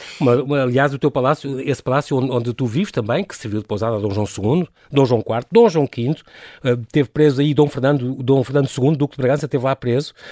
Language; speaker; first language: Portuguese; native; Portuguese